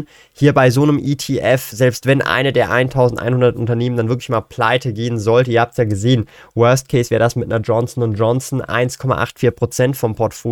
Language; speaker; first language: German; native; German